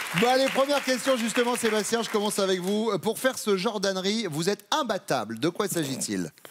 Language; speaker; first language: French; native; French